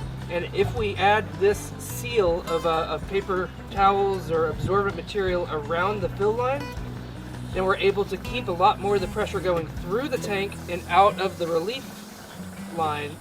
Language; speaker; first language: English; native; English